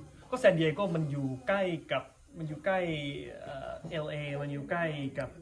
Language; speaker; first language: Thai; non-native, fluent; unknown